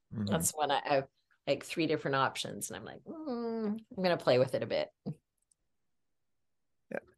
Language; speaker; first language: English; native; English